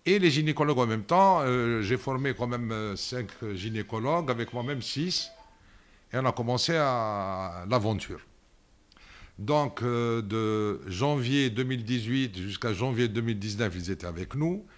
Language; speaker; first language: French; non-native, local second language; Arabic